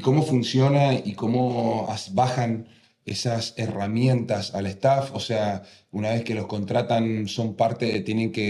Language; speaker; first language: Spanish; native; Spanish